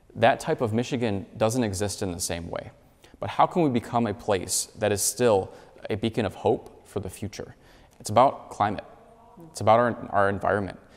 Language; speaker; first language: English; native; English